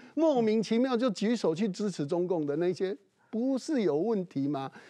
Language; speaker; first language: Chinese; native; Chinese